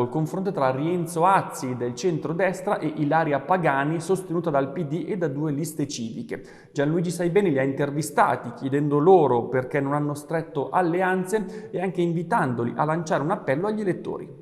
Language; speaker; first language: Italian; native; Italian